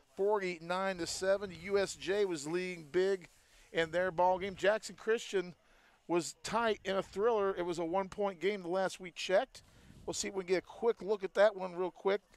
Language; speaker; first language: English; native; English